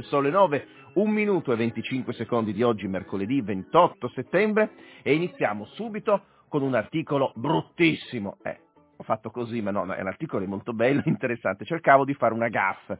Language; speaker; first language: Italian; native; Italian